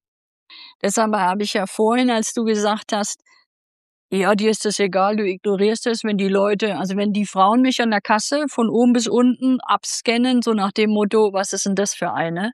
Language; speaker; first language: German; native; German